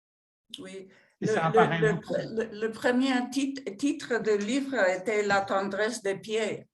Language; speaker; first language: French; non-native, fluent; Spanish